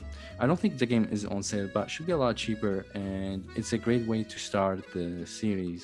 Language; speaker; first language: English; non-native, fluent; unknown